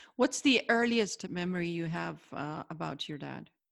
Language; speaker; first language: English; non-native, local second language; Hindi